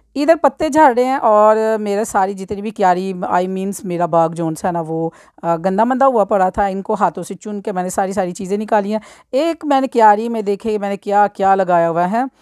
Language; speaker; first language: Urdu; non-native, local second language; Punjabi